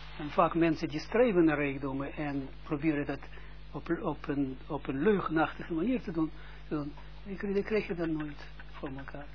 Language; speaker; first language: Dutch; non-native, fluent; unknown